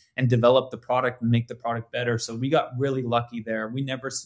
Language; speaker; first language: English; native; English